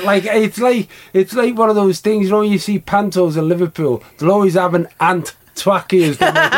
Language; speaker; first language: English; native; English